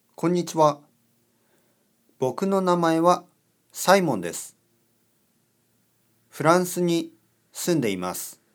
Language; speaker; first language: Japanese; non-native, learner; English